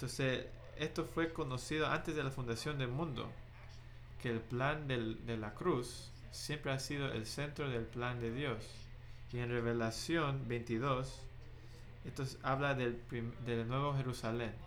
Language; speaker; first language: Spanish; non-native, fluent; English